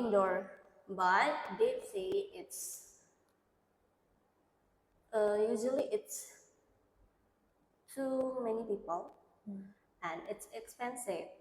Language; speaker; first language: English; non-native, learner; Indonesian